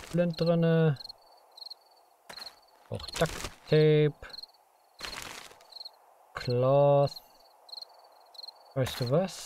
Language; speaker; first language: German; native; German